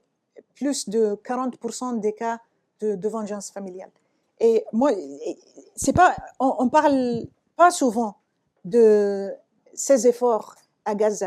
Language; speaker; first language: French; non-native, fluent; Arabic